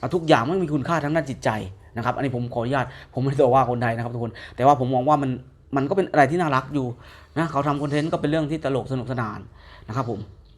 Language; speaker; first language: Thai; native; Thai